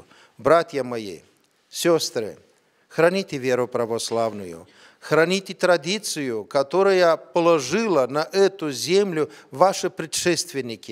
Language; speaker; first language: Russian; non-native, fluent; Romanian